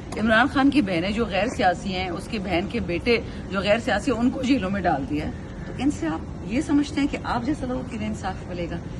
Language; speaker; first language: Urdu; non-native, local second language; Pashto